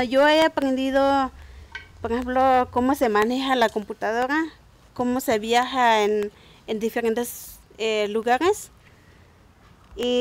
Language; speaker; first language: Spanish; non-native, local second language; Tzotzil